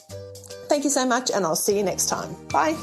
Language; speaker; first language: English; native; English